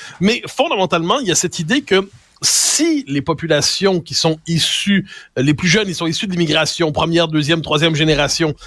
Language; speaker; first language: French; native; French